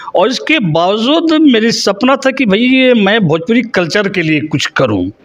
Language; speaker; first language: Hindi; non-native, local second language; Bhojpuri